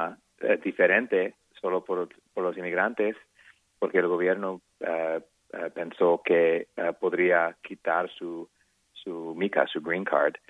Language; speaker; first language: Spanish; non-native, fluent; English